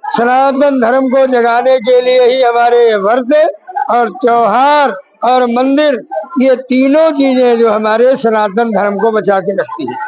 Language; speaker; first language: Hindi; non-native, local second language; Punjabi